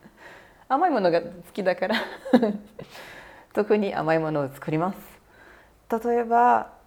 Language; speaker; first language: Japanese; non-native, learner; Portuguese